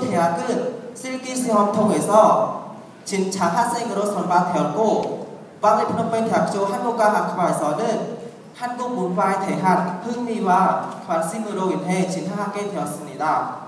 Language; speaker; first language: Korean; non-native, learner; Khmer